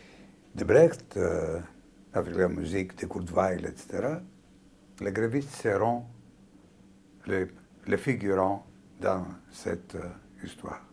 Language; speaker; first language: French; non-native, fluent; Greek